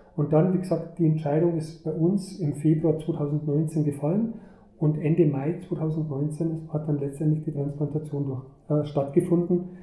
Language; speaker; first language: German; native; German